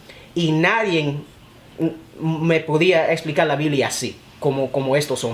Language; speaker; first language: Spanish; early bilingual, heritage; Spanish